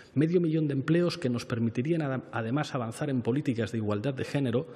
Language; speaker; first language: Spanish; native; Spanish